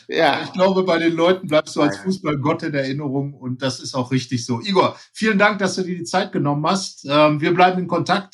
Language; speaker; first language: German; native; German